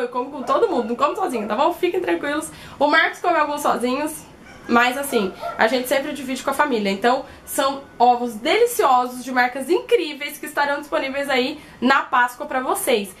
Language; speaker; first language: Portuguese; native; Portuguese